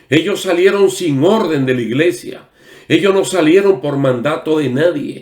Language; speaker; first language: Spanish; native; Spanish